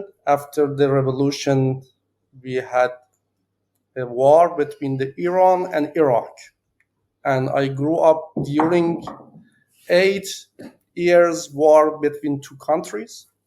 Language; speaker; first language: English; non-native, learner; Persian